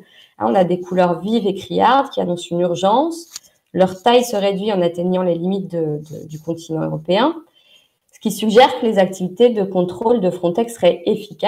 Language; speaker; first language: French; native; French